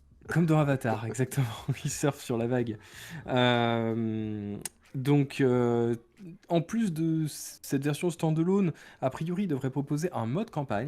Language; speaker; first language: French; native; French